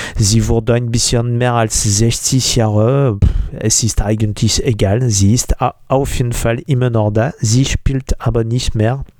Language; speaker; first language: German; non-native, fluent; French